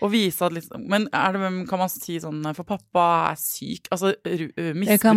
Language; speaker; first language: Norwegian; native; Norwegian